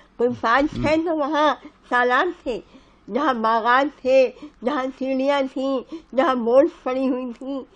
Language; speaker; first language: Urdu; native; Urdu